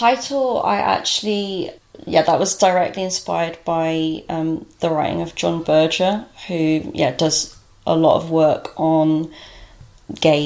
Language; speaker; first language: English; native; English